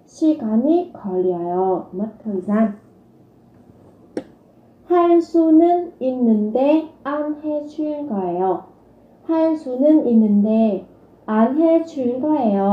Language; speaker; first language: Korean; non-native, fluent; Vietnamese